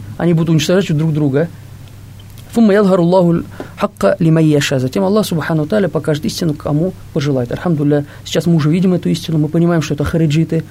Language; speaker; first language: Russian; non-native, local second language; Tatar